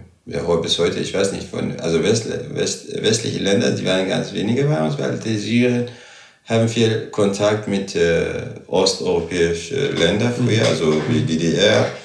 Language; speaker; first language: German; non-native, fluent; Arabic